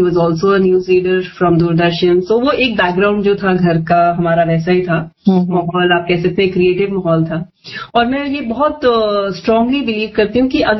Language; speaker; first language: Hindi; native; Hindi